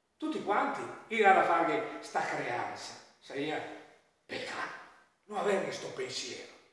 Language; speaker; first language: Italian; native; Italian